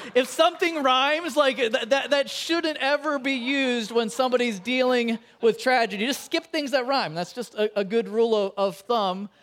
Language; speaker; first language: English; native; English